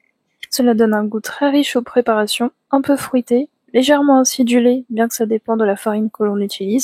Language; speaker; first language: French; native; French